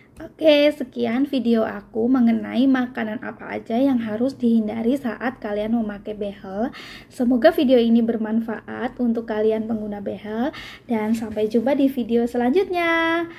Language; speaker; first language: Indonesian; native; Indonesian